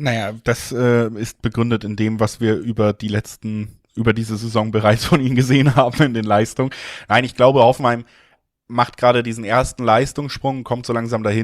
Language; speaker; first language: German; native; German